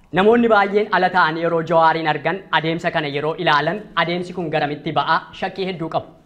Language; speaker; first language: Oromo; native; Oromo